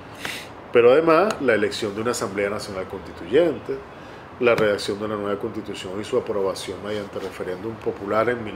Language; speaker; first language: Spanish; native; Spanish